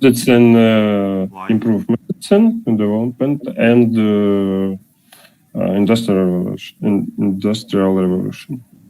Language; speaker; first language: English; non-native, learner; Russian